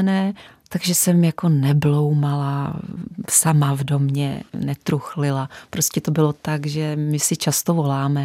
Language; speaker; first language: Czech; native; Czech